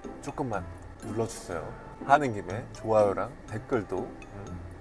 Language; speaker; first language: Korean; native; Korean